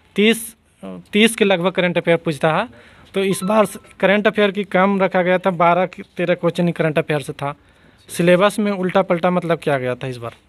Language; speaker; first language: Hindi; native; Hindi